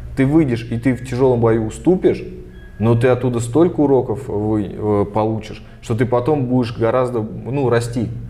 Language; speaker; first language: Russian; early bilingual, other home language; Armenian